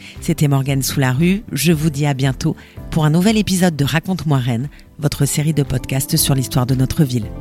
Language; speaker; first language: French; native; French